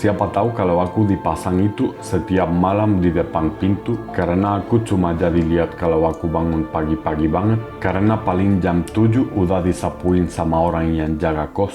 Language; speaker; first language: Indonesian; non-native, fluent; Spanish